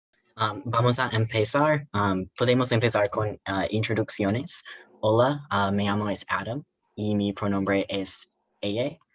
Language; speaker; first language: Spanish; non-native, learner; English